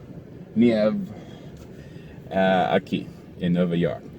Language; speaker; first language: Spanish; non-native, learner; English